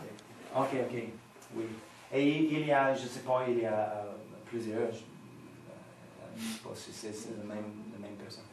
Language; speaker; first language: French; non-native, fluent; English